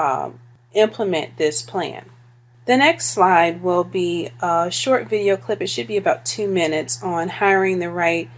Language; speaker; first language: English; native; English